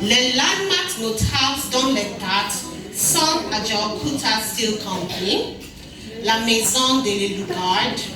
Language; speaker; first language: French; non-native, learner; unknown